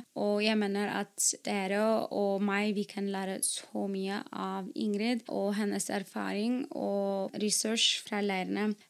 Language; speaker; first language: Norwegian; non-native, fluent; Arabic